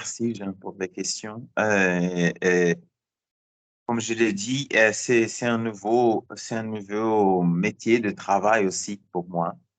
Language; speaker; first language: French; non-native, learner; Portuguese